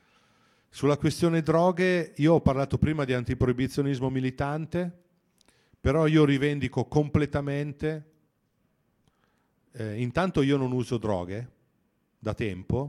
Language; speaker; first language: Italian; native; Italian